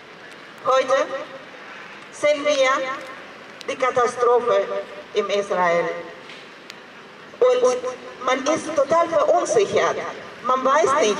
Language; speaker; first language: German; non-native, fluent; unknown